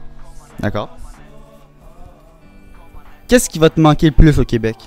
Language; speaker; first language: French; native; French